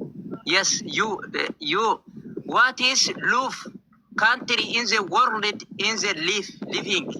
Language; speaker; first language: English; non-native, learner; Oromo